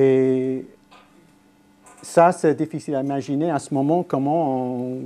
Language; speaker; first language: French; non-native, fluent; English